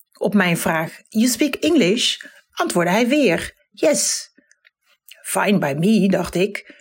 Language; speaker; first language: Dutch; native; Dutch